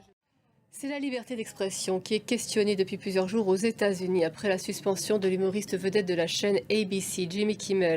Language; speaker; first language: French; native; French